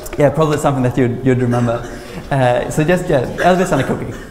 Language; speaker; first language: English; non-native, fluent; Swedish